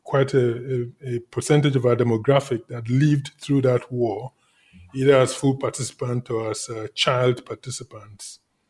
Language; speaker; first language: English; non-native, local second language; Igbo